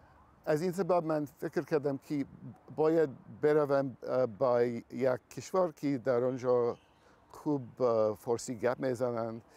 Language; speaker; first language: Persian; non-native, learner; English